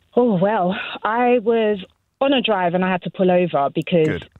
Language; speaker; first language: English; native; English